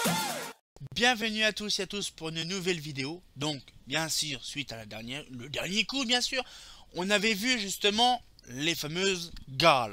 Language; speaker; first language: French; native; French